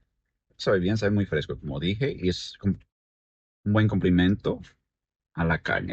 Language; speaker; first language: Spanish; early bilingual, heritage; Spanish